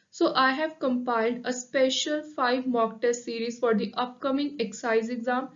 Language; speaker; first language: English; non-native, local second language; Punjabi